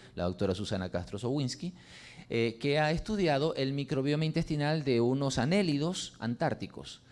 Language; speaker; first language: Spanish; native; Spanish